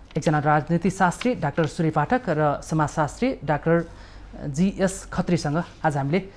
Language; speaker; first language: Nepali; native; Nepali